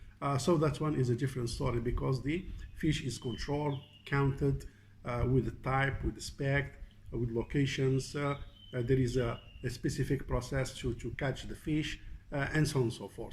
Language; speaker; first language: English; non-native, fluent; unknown